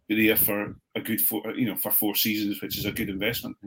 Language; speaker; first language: English; native; English